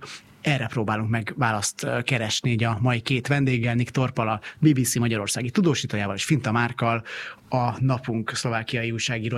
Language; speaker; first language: Hungarian; native; Hungarian